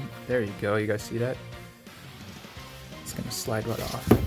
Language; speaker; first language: English; native; English